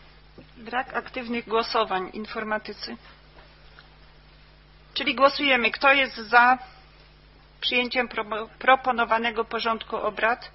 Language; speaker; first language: Polish; native; Polish